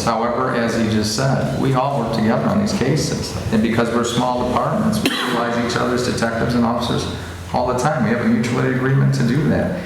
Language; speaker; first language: English; native; English